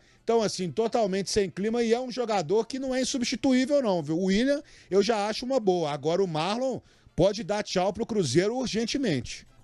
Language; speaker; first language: Portuguese; native; Portuguese